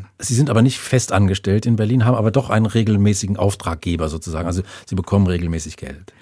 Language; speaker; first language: German; native; German